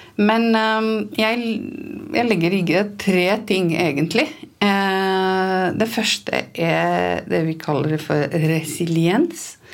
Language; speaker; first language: Norwegian; non-native, fluent; Romanian